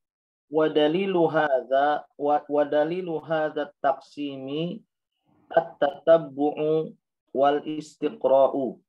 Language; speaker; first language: Arabic; non-native, learner; Indonesian